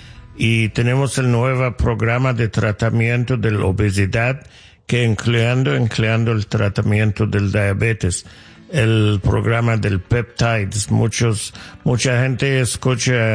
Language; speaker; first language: Spanish; non-native, fluent; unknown